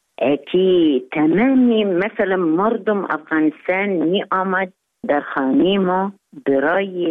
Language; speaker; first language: Persian; non-native, fluent; Arabic